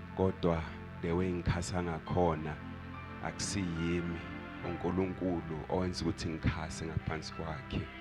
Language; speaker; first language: Zulu; native; Zulu